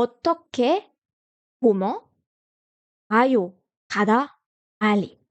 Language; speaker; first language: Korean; non-native, fluent; French